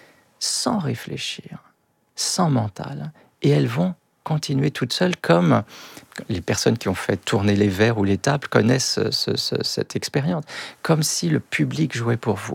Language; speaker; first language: French; native; French